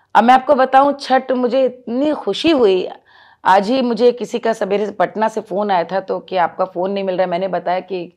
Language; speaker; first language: Hindi; native; Hindi